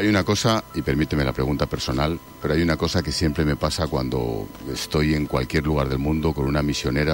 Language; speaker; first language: Spanish; native; Spanish